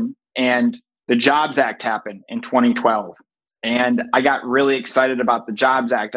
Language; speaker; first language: English; native; English